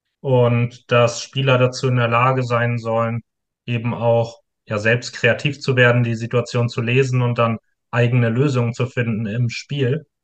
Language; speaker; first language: German; native; German